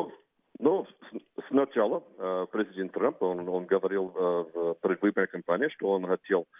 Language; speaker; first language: Russian; non-native, fluent; English